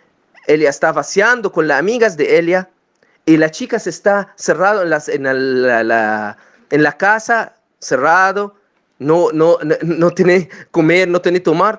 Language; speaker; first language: Spanish; non-native, learner; Arabic